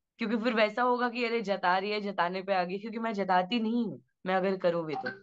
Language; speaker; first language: Hindi; native; Hindi